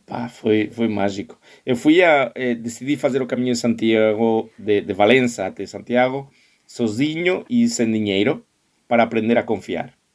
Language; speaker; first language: Portuguese; non-native, fluent; Spanish